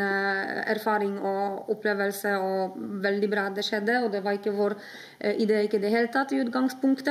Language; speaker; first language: Norwegian; non-native, fluent; Polish